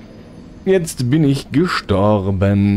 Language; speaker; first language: German; native; German